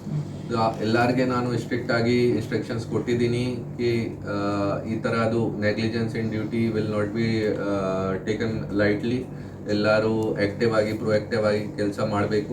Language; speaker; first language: Kannada; non-native, fluent; Hindi